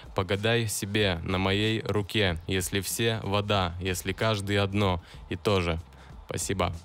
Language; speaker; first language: Russian; native; Russian